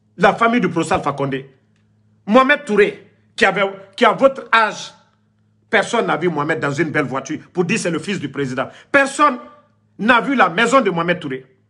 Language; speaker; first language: French; non-native, local second language; Mandingo